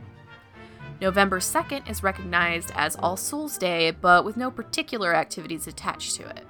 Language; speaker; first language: English; native; English